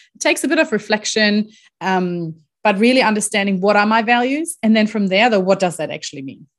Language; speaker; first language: English; non-native, fluent; German